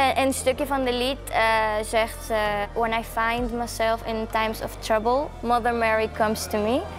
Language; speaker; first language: Dutch; non-native, fluent; Arabic